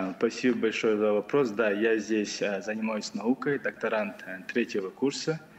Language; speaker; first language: Russian; non-native, local second language; Kazakh